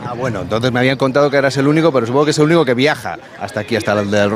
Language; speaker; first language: Spanish; native; Spanish